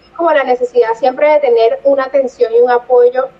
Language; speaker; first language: Spanish; native; Spanish